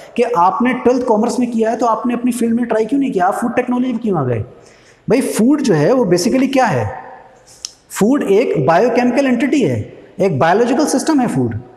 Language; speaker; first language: Hindi; native; Hindi